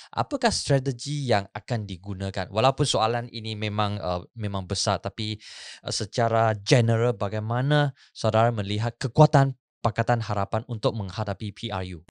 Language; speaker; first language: Malay; non-native, local second language; Chinese